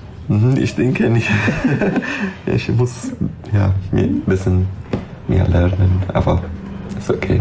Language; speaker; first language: German; non-native, learner; Persian